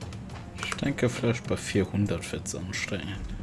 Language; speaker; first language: German; non-native, local second language; Luxembourgish